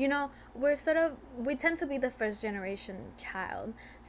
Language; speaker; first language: English; non-native, fluent; Spanish